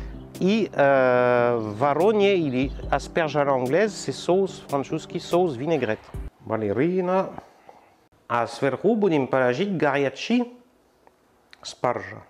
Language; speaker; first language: Russian; non-native, learner; French